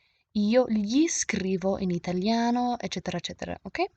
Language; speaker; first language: Italian; non-native, fluent; English